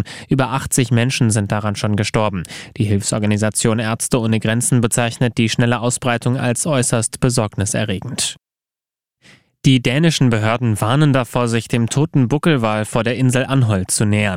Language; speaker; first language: German; native; German